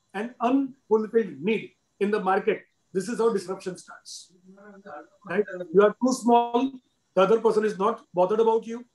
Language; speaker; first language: English; non-native, local second language; Gujarati